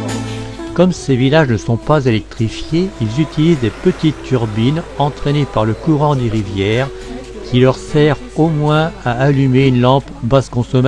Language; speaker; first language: French; native; French